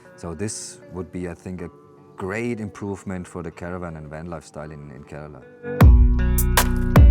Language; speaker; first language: English; non-native, fluent; German